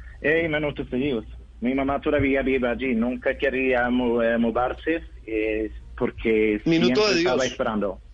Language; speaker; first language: Spanish; non-native, learner; Norwegian